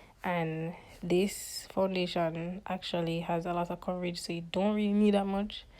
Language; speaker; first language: English; native; English